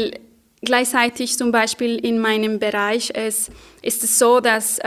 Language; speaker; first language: German; non-native, fluent; Spanish